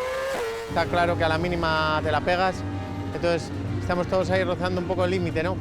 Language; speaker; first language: Spanish; native; Spanish